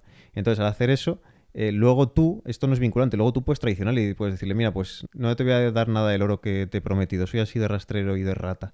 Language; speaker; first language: Spanish; native; Spanish